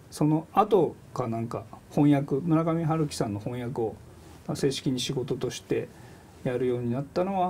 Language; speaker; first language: Japanese; native; Japanese